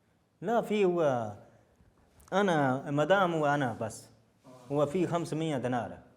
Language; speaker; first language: Arabic; non-native, learner; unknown